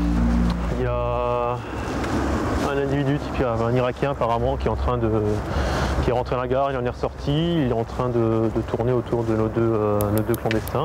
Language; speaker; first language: French; native; French